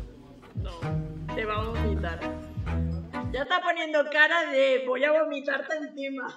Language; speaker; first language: Spanish; native; Spanish